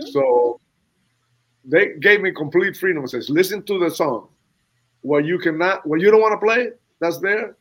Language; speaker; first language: English; non-native, fluent; Spanish